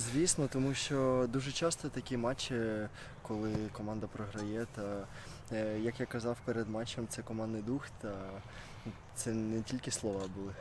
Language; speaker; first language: Ukrainian; early bilingual, heritage; Ukrainian